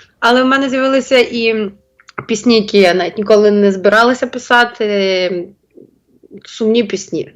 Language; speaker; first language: Ukrainian; native; Ukrainian